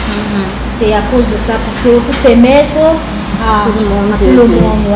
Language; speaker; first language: French; non-native, local second language; English